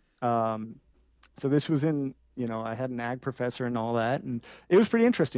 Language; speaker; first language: English; native; English